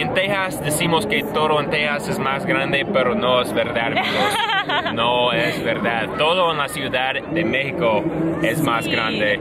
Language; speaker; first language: Spanish; non-native, learner; English